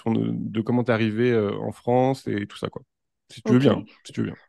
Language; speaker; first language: French; native; French